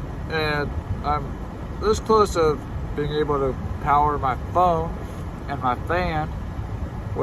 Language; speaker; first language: English; native; English